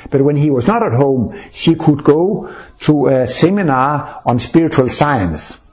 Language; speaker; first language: English; non-native, fluent; Danish